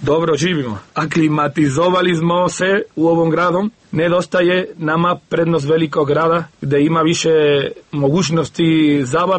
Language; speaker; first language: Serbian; non-native, learner; Spanish